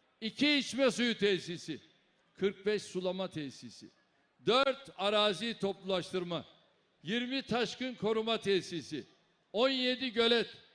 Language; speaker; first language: Turkish; native; Turkish